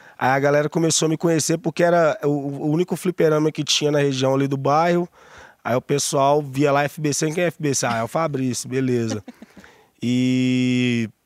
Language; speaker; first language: Portuguese; native; Portuguese